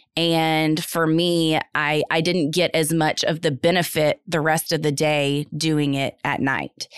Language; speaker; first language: English; native; English